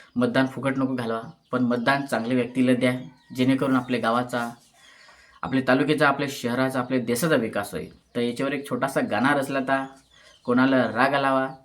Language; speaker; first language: Marathi; native; Marathi